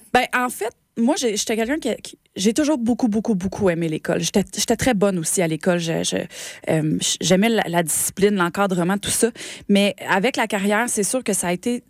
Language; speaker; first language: French; native; French